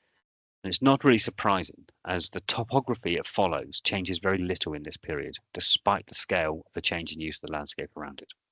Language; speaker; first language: English; native; English